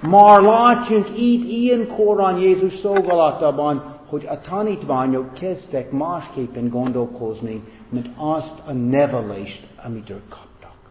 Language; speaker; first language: Hungarian; non-native, fluent; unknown